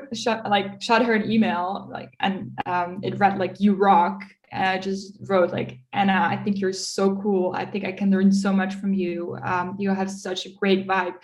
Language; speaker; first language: English; early bilingual, other home language; Dutch